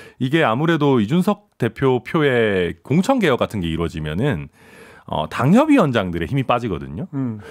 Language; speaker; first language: Korean; native; Korean